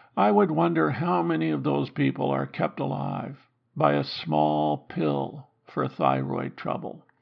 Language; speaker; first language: English; native; English